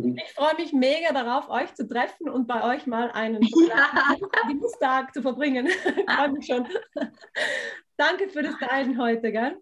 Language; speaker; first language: German; native; German